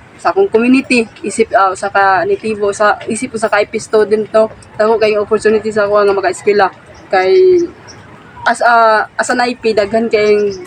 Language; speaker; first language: Cebuano; non-native, local second language; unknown